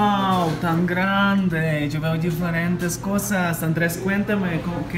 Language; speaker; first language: Spanish; non-native, fluent; Ukrainian